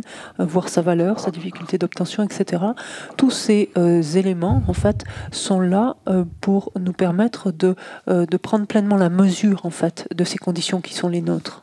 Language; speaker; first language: French; native; French